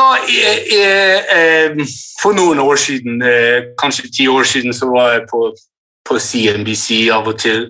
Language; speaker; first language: Norwegian; early bilingual, heritage; English